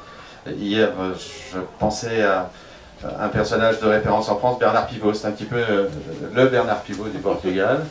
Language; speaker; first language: French; native; French